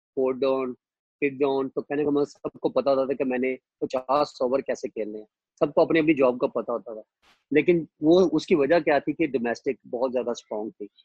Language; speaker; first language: Urdu; non-native, local second language; Punjabi